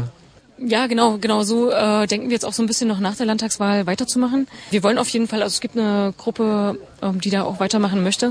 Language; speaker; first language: German; native; German